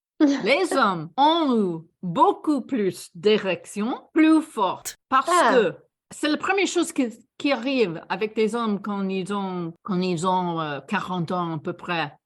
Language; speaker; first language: French; non-native, fluent; English